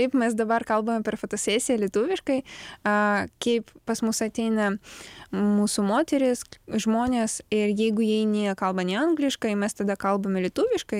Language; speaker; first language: Lithuanian; non-native, learner; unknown